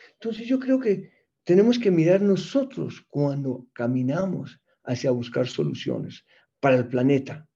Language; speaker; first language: Spanish; early bilingual, other home language; English